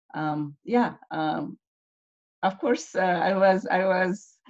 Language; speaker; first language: English; non-native, local second language; Bangla